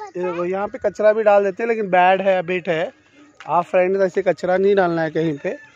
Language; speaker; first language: Hindi; non-native, local second language; Marathi